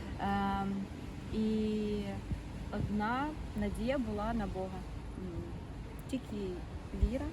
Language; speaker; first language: Ukrainian; non-native, local second language; Russian